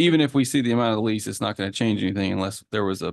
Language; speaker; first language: English; native; English